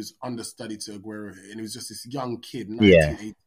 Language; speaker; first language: English; native; English